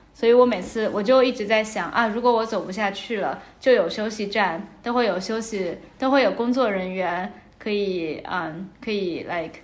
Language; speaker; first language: Chinese; native; Chinese